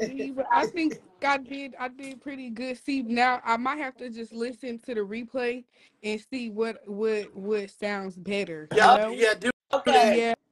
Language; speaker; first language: English; native; English